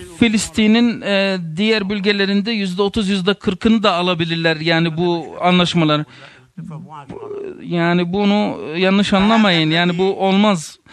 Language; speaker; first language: Turkish; non-native, fluent; Arabic